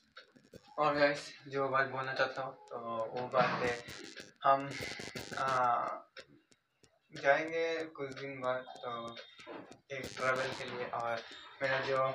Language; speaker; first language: Hindi; non-native, local second language; Bangla